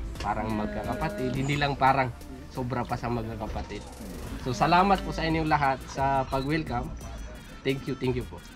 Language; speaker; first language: Filipino; non-native, local second language; Maranao